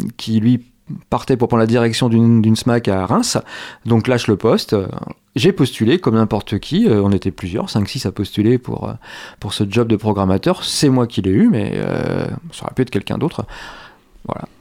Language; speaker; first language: French; native; French